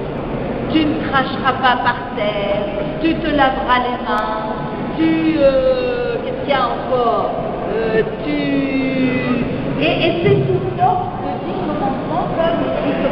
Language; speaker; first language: French; native; French